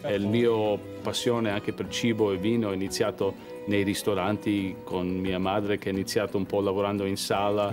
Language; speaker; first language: Italian; early bilingual, other home language; English